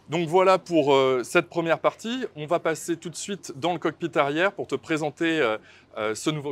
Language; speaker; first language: French; native; French